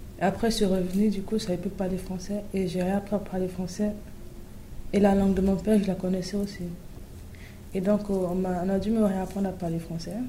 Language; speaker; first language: French; early bilingual, other home language; Duala